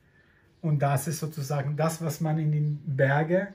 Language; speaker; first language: German; non-native, fluent; Italian